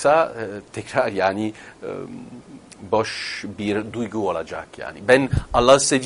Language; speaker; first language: Turkish; non-native, fluent; Italian